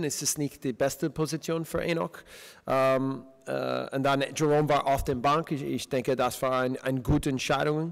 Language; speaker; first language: German; non-native, fluent; English